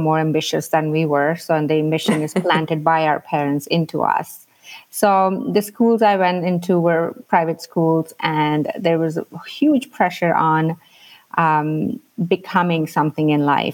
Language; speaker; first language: English; non-native, local second language; Punjabi